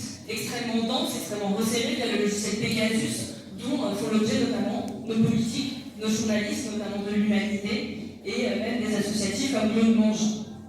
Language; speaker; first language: French; native; French